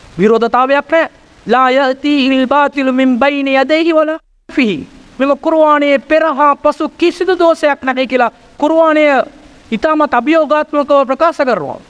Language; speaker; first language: Sinhala; non-native, local second language; Tamil